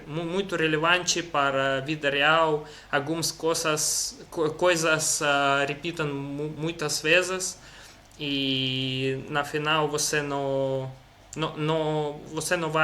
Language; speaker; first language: Portuguese; non-native, learner; Russian